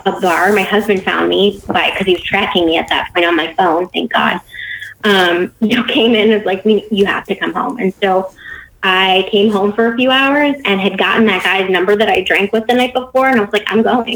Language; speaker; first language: English; native; English